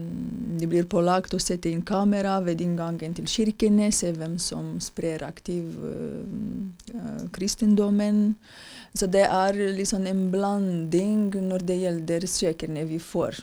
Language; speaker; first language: Norwegian; non-native, fluent; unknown